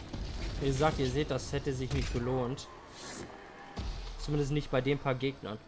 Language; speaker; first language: German; native; German